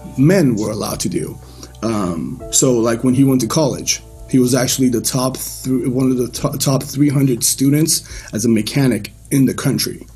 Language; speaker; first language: English; early bilingual, other home language; Persian